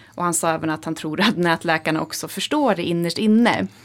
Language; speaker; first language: Swedish; native; Swedish